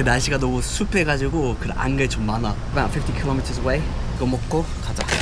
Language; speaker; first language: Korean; non-native, learner; English